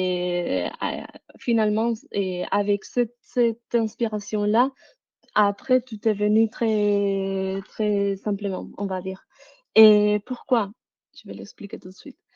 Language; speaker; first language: French; non-native, fluent; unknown